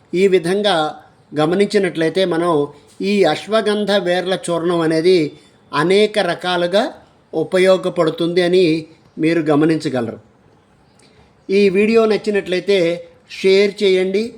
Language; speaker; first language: Telugu; native; Telugu